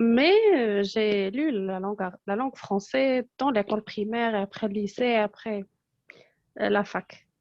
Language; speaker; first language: French; non-native, local second language; Arabic